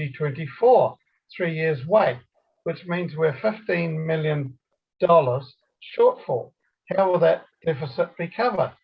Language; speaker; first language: English; native; English